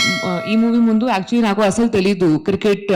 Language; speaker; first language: Telugu; non-native, learner; Hindi